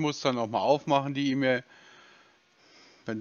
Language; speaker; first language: German; native; German